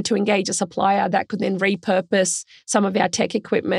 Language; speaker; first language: English; native; English